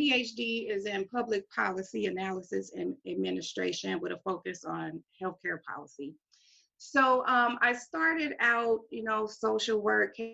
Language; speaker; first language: English; native; English